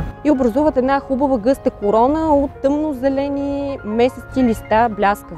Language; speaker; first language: Bulgarian; native; Bulgarian